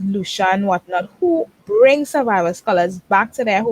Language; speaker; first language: English; native; English